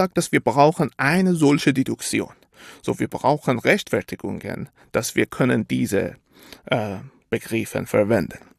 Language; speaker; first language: German; non-native, fluent; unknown